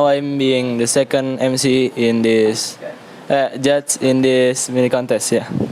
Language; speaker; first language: English; non-native, learner; Indonesian